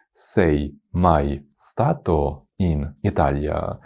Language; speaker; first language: Italian; non-native, fluent; Ukrainian